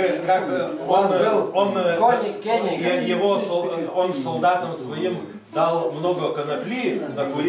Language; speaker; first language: Russian; non-native, fluent; Lithuanian